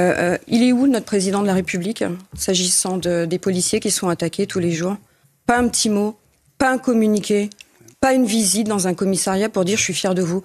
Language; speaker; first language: French; native; French